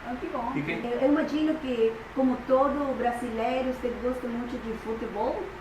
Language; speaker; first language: Portuguese; non-native, fluent; Spanish